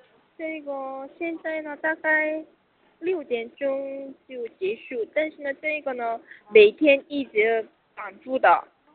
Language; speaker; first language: Chinese; non-native, learner; Korean